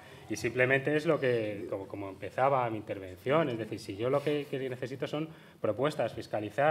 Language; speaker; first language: Spanish; native; Spanish